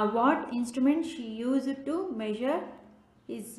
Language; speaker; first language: English; non-native, local second language; Kannada